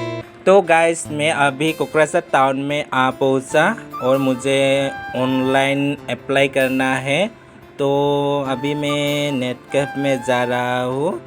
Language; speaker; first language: Hindi; non-native, local second language; Assamese